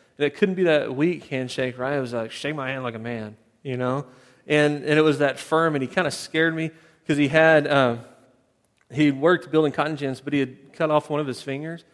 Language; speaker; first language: English; native; English